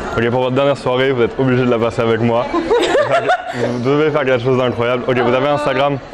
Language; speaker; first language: French; early bilingual, other home language; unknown